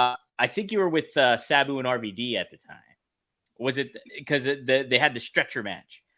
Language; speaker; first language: English; native; English